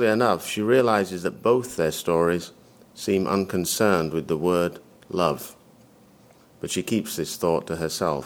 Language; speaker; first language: English; native; English